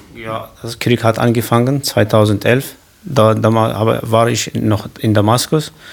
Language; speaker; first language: German; non-native, learner; Kurdish